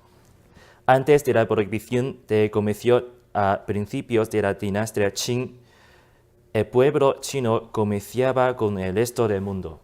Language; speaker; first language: Spanish; non-native, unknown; Chinese